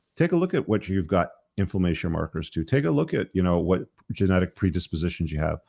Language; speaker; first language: English; early bilingual, other home language; Greek